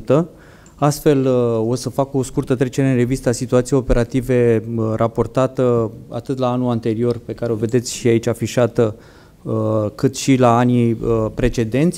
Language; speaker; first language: Romanian; native; Romanian